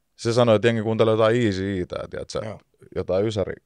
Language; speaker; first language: Finnish; native; Finnish